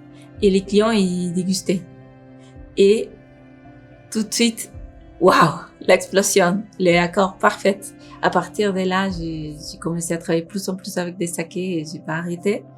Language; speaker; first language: French; non-native, fluent; Spanish